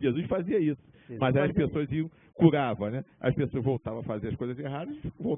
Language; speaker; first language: Portuguese; native; Portuguese